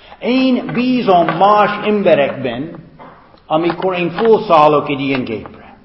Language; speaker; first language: Hungarian; non-native, fluent; English